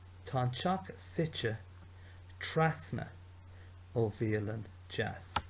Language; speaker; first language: Irish; non-native, local second language; English